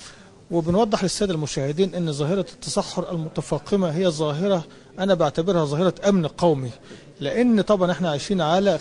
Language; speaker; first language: Arabic; native; Arabic